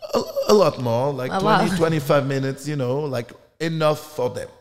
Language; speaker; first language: English; non-native, fluent; French